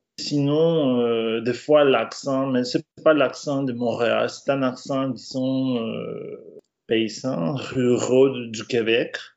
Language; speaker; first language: French; non-native, fluent; Spanish